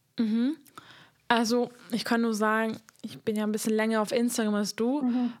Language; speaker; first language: German; non-native, fluent; Hungarian